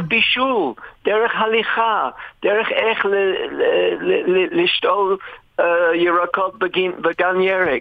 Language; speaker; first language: Hebrew; non-native, fluent; English